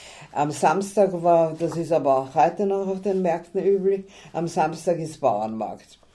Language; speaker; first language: German; native; German